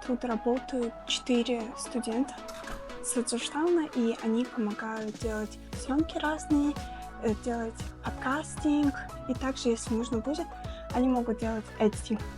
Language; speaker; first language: Russian; non-native, local second language; Tajik